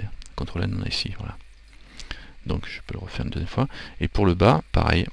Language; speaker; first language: French; native; French